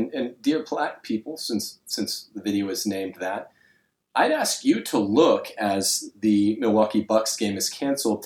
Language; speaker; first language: English; native; English